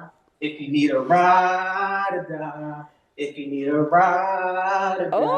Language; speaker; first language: English; native; English